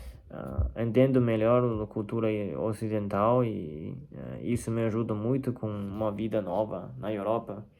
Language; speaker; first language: Portuguese; non-native, fluent; Chinese